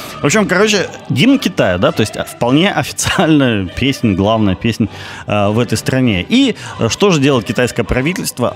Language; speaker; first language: Russian; native; Russian